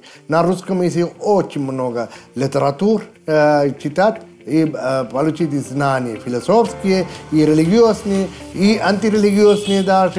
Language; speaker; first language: Russian; non-native, fluent; Sinhala